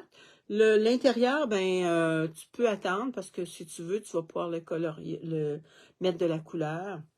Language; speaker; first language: French; native; French